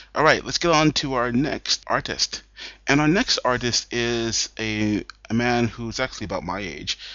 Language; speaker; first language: English; native; English